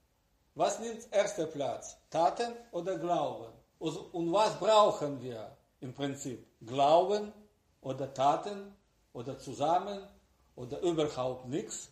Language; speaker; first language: German; non-native, learner; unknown